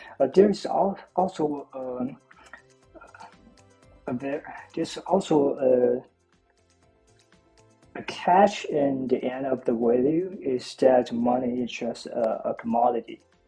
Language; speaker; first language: English; non-native, learner; Chinese